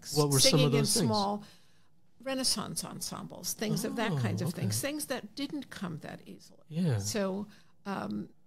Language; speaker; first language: English; native; English